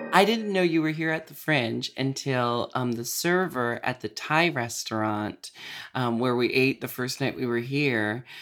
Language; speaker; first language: English; native; English